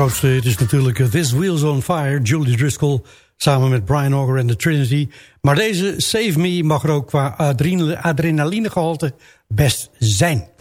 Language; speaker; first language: Dutch; native; Dutch